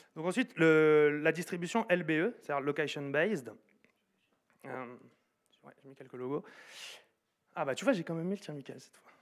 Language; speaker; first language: French; native; French